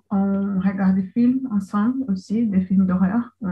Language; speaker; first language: French; non-native, learner; Portuguese